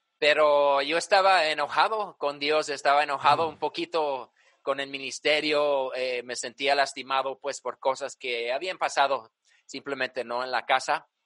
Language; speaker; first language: Spanish; early bilingual, other home language; English